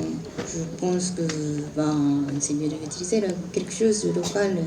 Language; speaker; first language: French; non-native, fluent; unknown